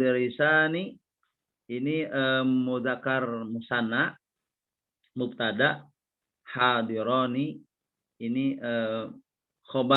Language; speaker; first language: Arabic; non-native, learner; Indonesian